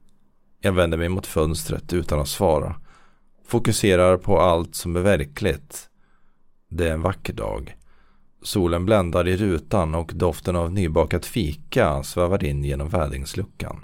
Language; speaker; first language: Swedish; native; Swedish